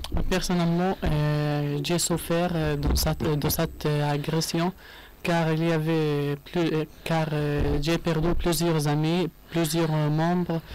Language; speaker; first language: French; non-native, learner; Arabic